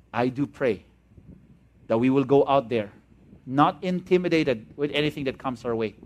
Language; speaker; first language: English; non-native, local second language; Cebuano